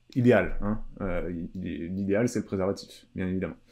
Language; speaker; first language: French; native; French